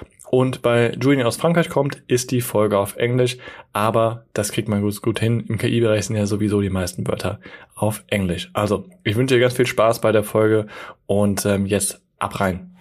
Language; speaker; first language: German; native; German